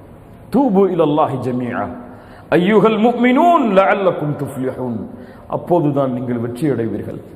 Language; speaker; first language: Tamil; native; Tamil